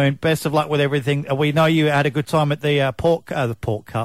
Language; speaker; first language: English; native; English